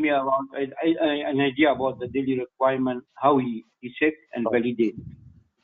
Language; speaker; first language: English; non-native, fluent; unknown